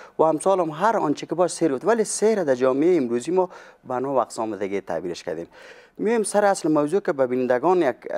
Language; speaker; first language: Persian; native; Persian